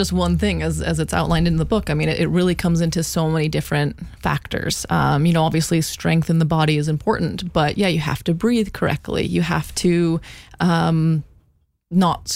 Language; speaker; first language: English; native; English